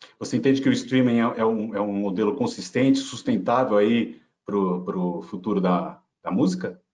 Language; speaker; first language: Portuguese; native; Portuguese